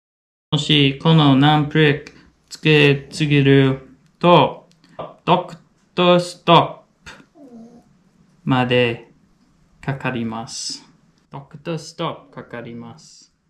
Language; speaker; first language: Japanese; non-native, fluent; English